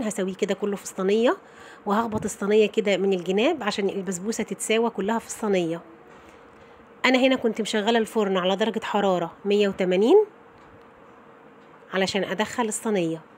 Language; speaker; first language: Arabic; native; Arabic